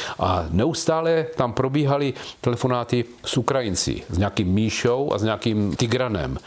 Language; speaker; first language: Czech; native; Czech